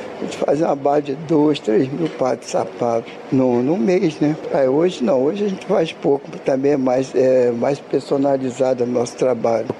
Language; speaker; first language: Portuguese; native; Portuguese